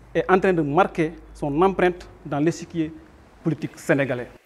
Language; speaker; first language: French; non-native, local second language; Wolof